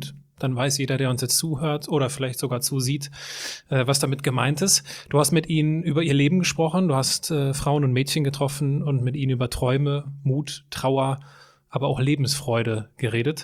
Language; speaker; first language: German; native; German